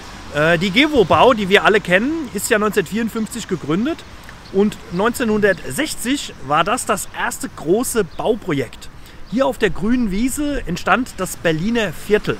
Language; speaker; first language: German; native; German